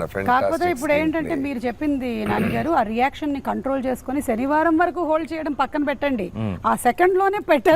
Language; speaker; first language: Telugu; native; Telugu